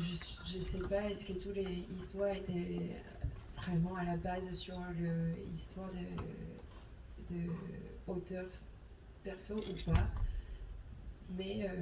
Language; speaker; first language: French; non-native, fluent; Chinese